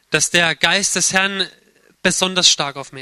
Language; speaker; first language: German; native; German